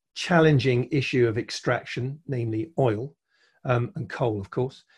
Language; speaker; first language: English; native; English